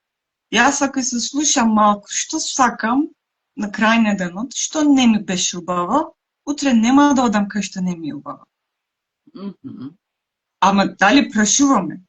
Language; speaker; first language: Macedonian; non-native, local second language; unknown